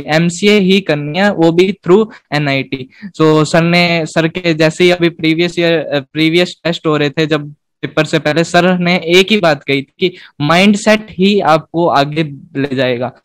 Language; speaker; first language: Hindi; native; Hindi